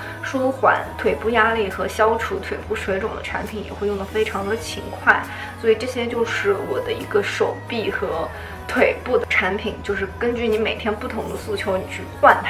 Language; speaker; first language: Chinese; native; Chinese